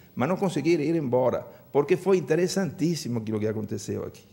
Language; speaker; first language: Portuguese; non-native, fluent; Italian